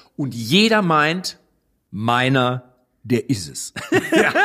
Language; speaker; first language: German; native; German